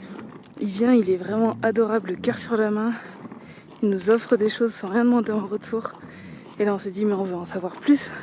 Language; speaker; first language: French; native; French